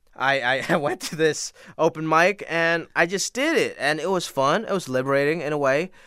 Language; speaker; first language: English; non-native, local second language; Cantonese